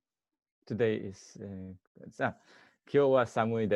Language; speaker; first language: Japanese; non-native, learner; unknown